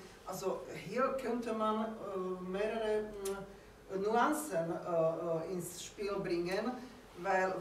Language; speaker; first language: German; non-native, fluent; Slovak